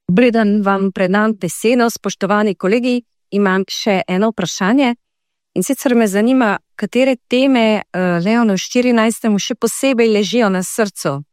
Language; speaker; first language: Slovenian; native; Slovenian